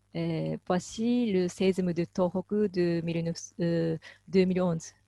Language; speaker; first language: French; non-native, fluent; Japanese